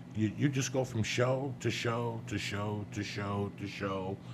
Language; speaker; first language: English; non-native, fluent; Spanish